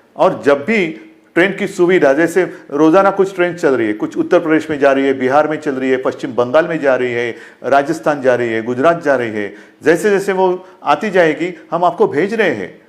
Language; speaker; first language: Hindi; non-native, local second language; Marathi